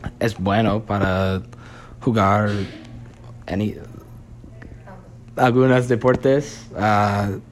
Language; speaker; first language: Spanish; non-native, learner; English